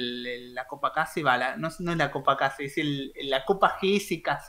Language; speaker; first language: Spanish; native; Spanish